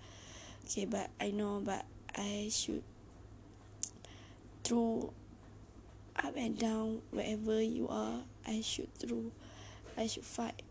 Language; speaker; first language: English; non-native, learner; Malay